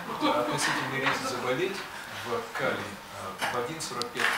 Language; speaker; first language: Russian; native; Russian